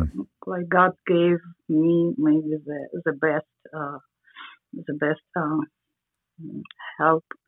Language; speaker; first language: English; non-native, learner; Russian